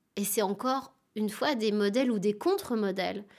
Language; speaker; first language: French; native; French